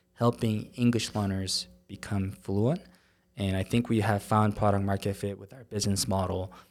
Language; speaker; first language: English; non-native, fluent; Korean